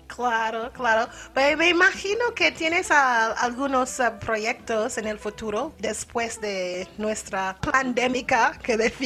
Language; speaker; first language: Spanish; non-native, fluent; English